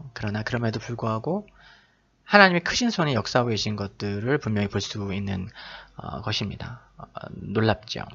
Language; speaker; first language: Korean; native; Korean